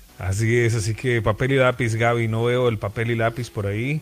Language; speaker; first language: Spanish; native; Spanish